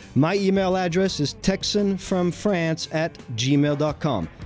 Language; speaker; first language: English; non-native, fluent; French